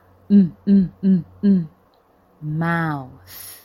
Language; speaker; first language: English; non-native, fluent; Chinese